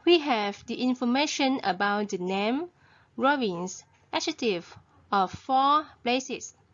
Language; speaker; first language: English; non-native, fluent; Vietnamese